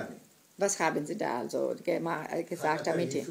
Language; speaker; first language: German; non-native, fluent; Greek